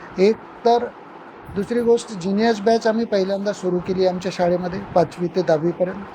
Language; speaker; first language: Marathi; native; Marathi